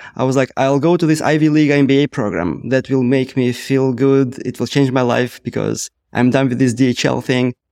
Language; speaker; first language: English; non-native, fluent; Russian